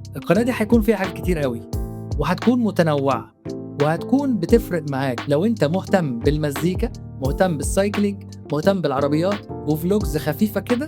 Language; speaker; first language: Arabic; native; Arabic